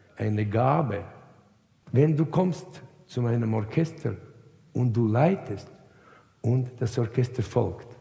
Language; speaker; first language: German; non-native, fluent; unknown